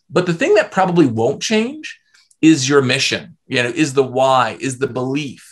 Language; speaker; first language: English; native; English